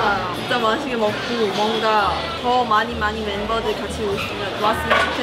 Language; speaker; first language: Korean; non-native, learner; Chinese